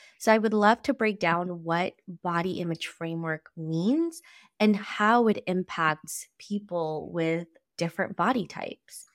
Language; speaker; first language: English; early bilingual, other home language; Spanish